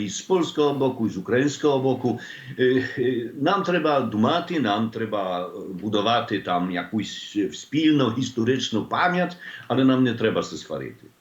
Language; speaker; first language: Ukrainian; non-native, learner; Polish